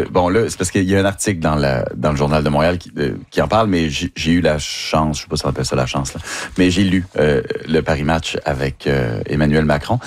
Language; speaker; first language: French; native; French